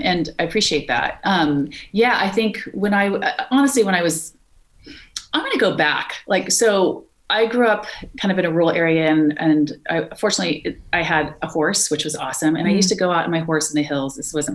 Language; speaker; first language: English; native; English